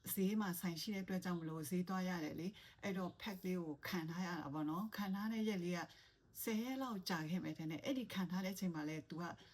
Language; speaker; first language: Burmese; non-native, local second language; Shan